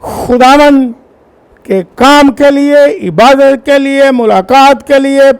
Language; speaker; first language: Urdu; non-native, local second language; Punjabi